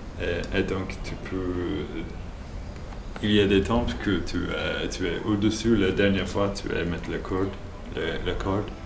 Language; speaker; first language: French; non-native, learner; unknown